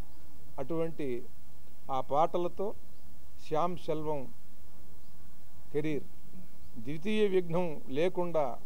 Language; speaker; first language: Telugu; native; Telugu